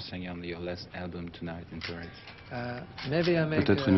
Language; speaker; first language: French; non-native, learner; English